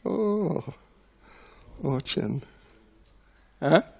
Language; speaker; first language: Russian; non-native, learner; English